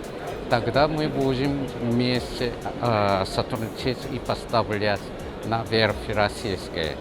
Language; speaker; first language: Russian; non-native, fluent; Korean